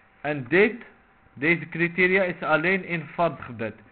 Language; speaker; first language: Dutch; non-native, local second language; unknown